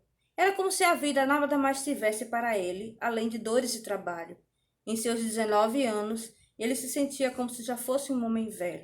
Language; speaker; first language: Portuguese; native; Portuguese